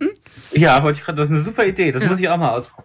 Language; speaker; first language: German; native; German